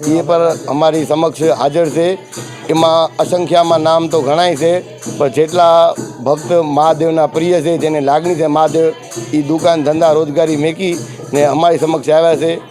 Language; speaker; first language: Gujarati; non-native, local second language; Sindhi